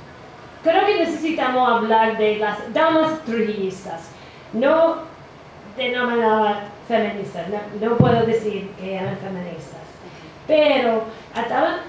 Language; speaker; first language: Spanish; non-native, fluent; English